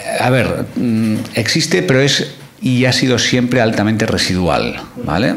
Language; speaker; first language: Spanish; non-native, local second language; Catalan